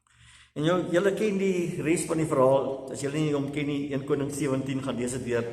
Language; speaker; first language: Afrikaans; native; Afrikaans